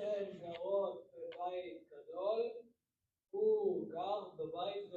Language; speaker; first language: Hebrew; non-native, learner; English